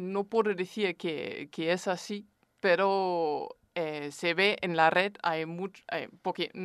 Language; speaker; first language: Spanish; non-native, fluent; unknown